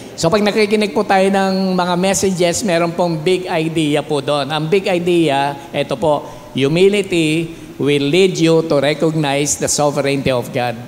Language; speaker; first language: Filipino; native; Filipino